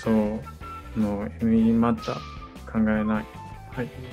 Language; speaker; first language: Japanese; non-native, learner; Chinese